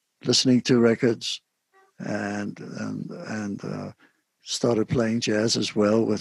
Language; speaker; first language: English; native; English